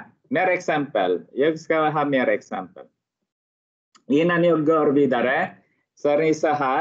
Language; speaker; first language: Swedish; non-native, fluent; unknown